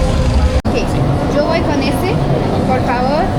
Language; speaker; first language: Spanish; non-native, learner; French